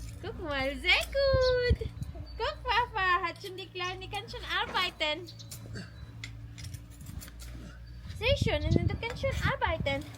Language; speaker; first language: German; non-native, learner; Filipino